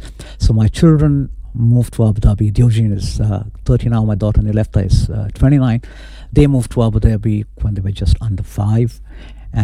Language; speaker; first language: English; non-native, local second language; Konkani